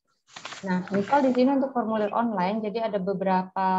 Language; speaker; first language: Indonesian; native; Indonesian